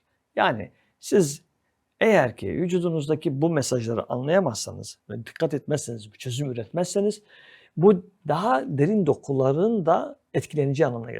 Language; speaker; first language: Turkish; native; Turkish